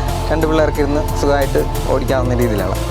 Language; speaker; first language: Malayalam; native; Malayalam